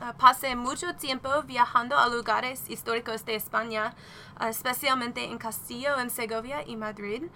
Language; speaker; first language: Spanish; non-native, learner; English